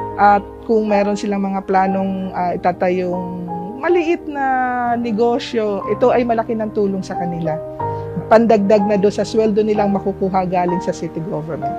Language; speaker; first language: Filipino; native; Filipino